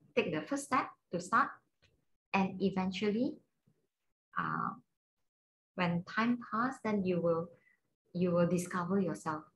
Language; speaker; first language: English; non-native, local second language; Cantonese